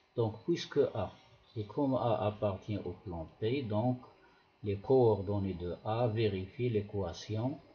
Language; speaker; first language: French; non-native, local second language; Arabic